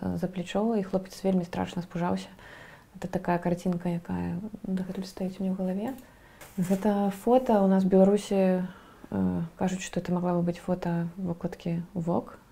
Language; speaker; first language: Belarusian; native; Belarusian